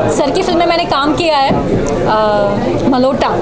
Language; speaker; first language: Hindi; native; Hindi